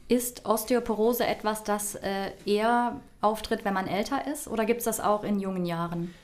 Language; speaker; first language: German; native; German